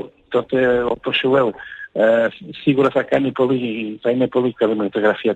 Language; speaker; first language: Greek; non-native, learner; Portuguese